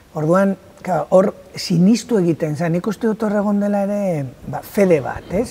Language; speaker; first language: Basque; native; Basque